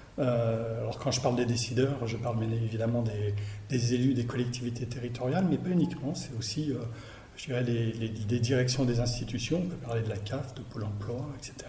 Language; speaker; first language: French; native; French